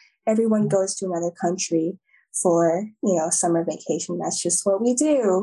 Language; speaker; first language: English; native; English